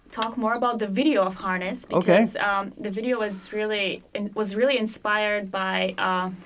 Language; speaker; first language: English; non-native, fluent; Bulgarian